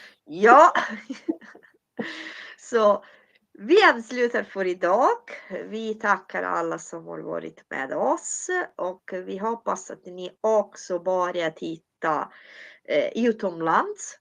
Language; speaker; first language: Swedish; non-native, fluent; Italian